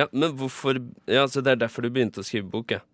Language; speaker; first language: Norwegian; native; Norwegian